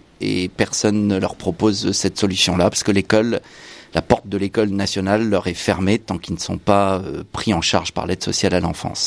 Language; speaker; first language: French; native; French